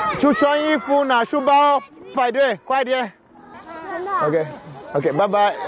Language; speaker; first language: Chinese; non-native, learner; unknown